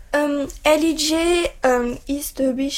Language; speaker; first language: German; non-native, learner; French